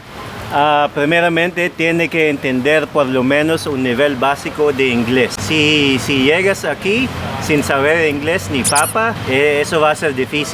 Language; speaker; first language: Spanish; non-native, fluent; Filipino